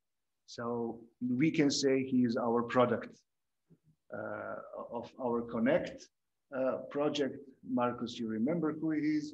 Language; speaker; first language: English; non-native, fluent; Croatian